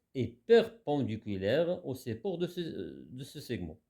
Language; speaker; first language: French; non-native, local second language; Arabic